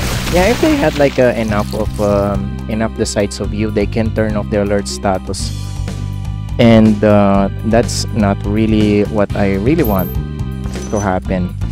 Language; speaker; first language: English; non-native, local second language; Filipino